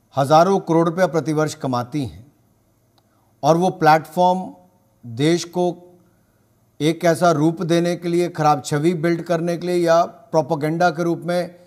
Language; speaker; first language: Hindi; native; Hindi